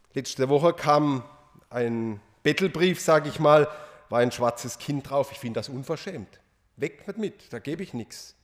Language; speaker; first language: German; native; German